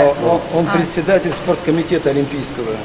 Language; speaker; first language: Russian; native; Russian